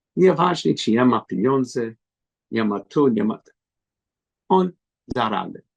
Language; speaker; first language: Polish; non-native, learner; English